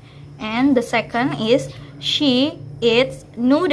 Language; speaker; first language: English; non-native, fluent; Indonesian